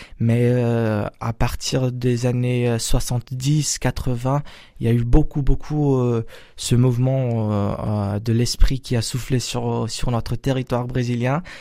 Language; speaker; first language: French; non-native, fluent; Portuguese